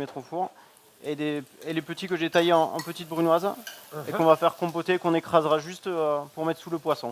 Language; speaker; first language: French; native; French